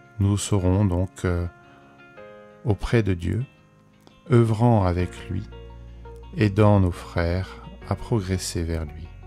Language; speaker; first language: French; native; French